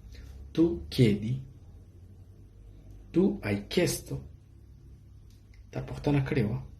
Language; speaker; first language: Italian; non-native, fluent; Pashto